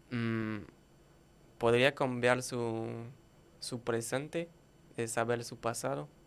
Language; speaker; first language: Spanish; non-native, learner; French